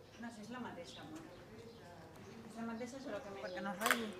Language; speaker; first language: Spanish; non-native, local second language; Catalan